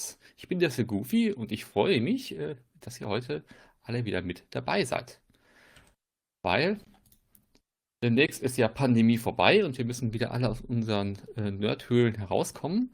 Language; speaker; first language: German; native; German